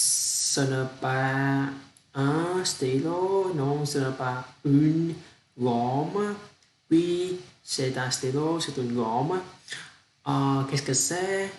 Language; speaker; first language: French; non-native, learner; Vietnamese